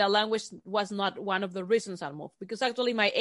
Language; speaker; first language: English; non-native, fluent; Spanish